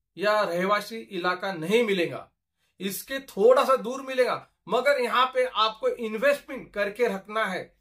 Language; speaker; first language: Hindi; non-native, local second language; Marathi